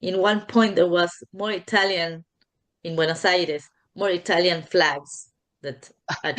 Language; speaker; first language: English; non-native, fluent; Spanish